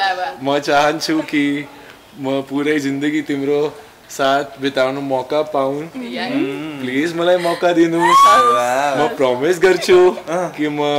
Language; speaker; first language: Nepali; non-native, learner; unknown